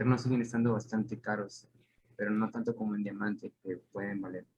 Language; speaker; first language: Spanish; native; Spanish